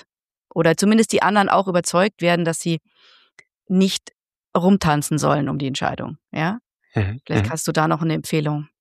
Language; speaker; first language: German; native; German